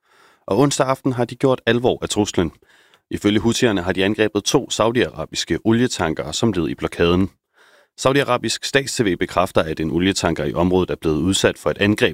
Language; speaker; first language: Danish; native; Danish